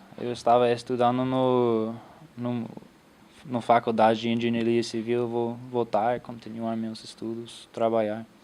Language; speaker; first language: Portuguese; non-native, fluent; English